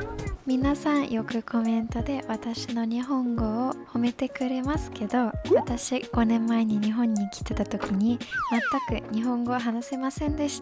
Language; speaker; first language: Japanese; non-native, fluent; English